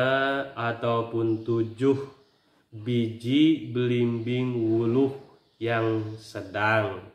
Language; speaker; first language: Indonesian; native; Indonesian